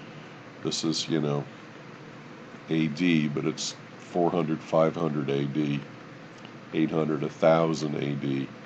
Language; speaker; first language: English; native; English